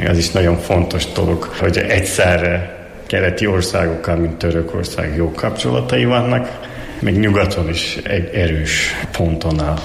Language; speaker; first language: Hungarian; non-native, fluent; Turkish